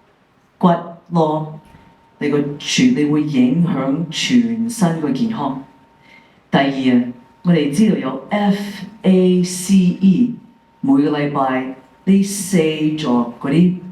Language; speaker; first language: Cantonese; early bilingual, heritage; English